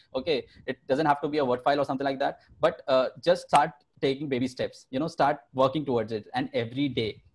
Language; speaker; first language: English; non-native, local second language; Hindi